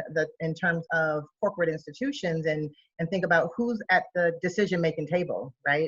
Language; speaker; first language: English; native; English